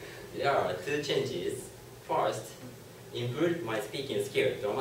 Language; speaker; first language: English; non-native, learner; Japanese